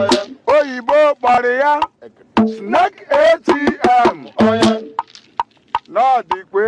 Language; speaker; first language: Igbo; native; Igbo